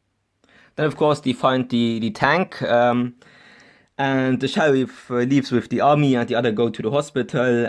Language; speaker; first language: English; non-native, fluent; German